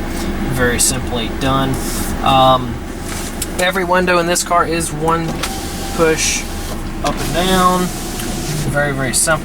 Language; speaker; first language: English; native; English